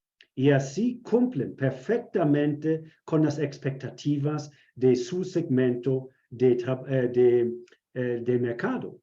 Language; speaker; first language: Spanish; non-native, fluent; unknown